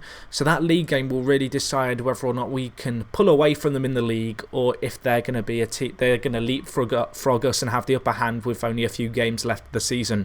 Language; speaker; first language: English; native; English